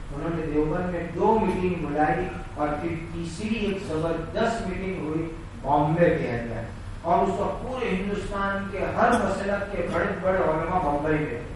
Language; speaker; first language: Urdu; native; Urdu